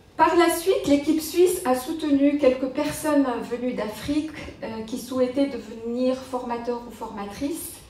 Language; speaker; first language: French; non-native, local second language; Arabic